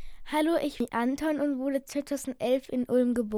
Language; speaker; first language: German; native; German